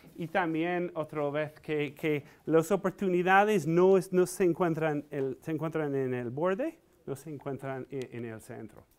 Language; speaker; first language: Spanish; non-native, fluent; English